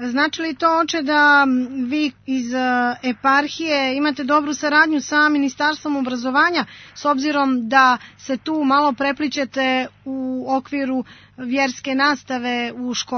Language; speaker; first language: Croatian; native; Croatian